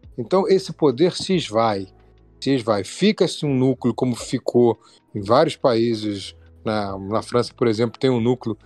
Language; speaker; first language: Portuguese; native; Portuguese